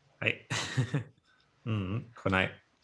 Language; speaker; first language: Japanese; non-native, fluent; English